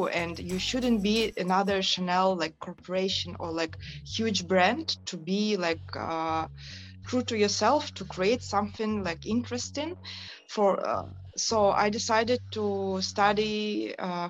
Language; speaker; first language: English; non-native, fluent; Yakut